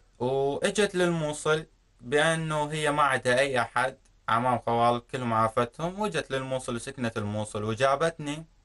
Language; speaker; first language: Arabic; native; Arabic